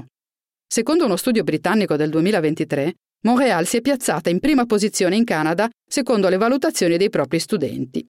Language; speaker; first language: Italian; native; Italian